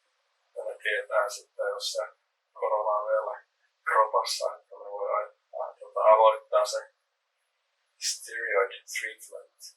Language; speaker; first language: Finnish; non-native, learner; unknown